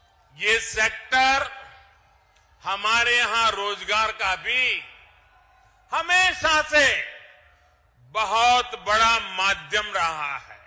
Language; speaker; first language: Hindi; non-native, local second language; Gujarati